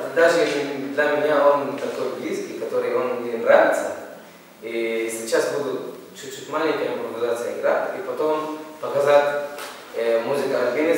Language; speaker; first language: Russian; non-native, learner; Arabic